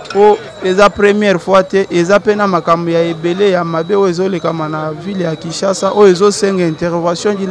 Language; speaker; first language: Lingala; native; Lingala